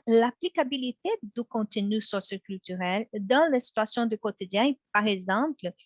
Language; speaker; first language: French; non-native, fluent; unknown